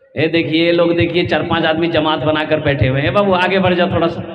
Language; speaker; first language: Hindi; non-native, local second language; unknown